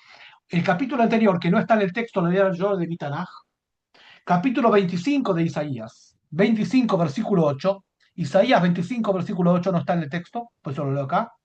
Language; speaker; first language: Spanish; native; Spanish